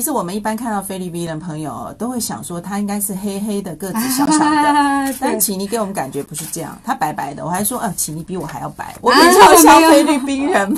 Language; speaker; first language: Chinese; native; Chinese